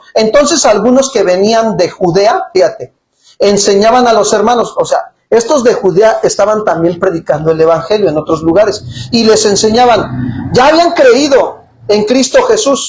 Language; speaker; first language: Spanish; native; Spanish